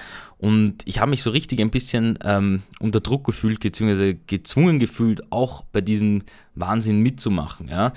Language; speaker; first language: German; native; German